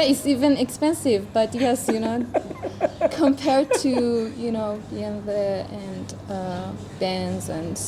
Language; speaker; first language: English; non-native, fluent; Persian